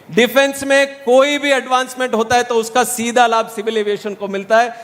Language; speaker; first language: Hindi; non-native, local second language; Telugu